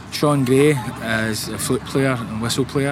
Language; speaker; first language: English; native; English